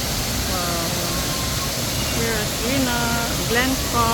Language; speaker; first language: English; non-native, local second language; Filipino